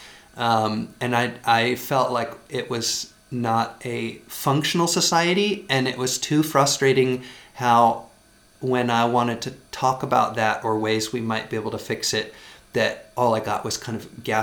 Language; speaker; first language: English; native; English